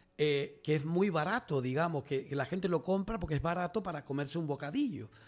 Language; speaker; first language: Spanish; native; Spanish